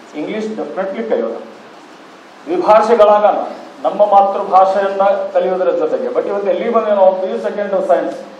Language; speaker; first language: Kannada; native; Kannada